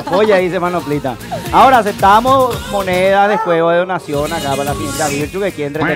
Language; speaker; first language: Spanish; native; Spanish